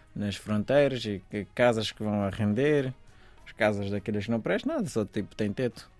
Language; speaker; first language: Portuguese; non-native, fluent; Persian